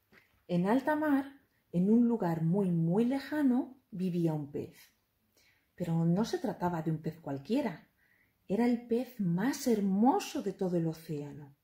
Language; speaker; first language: Spanish; native; Spanish